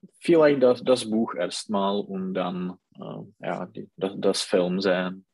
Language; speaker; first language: German; non-native, learner; Czech